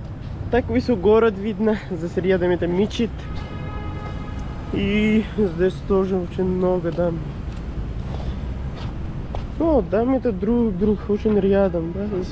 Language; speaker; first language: Russian; non-native, learner; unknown